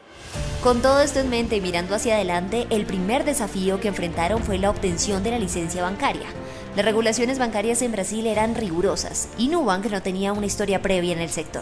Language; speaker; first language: Spanish; native; Spanish